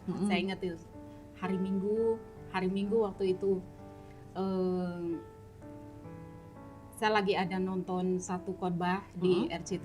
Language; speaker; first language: Indonesian; non-native, local second language; Javanese